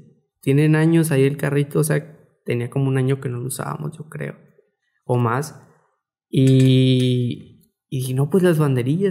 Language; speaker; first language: Spanish; native; Spanish